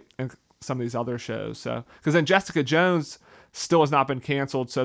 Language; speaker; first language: English; native; English